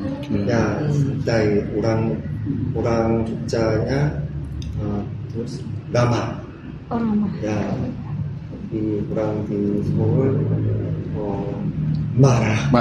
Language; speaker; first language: Indonesian; non-native, learner; Korean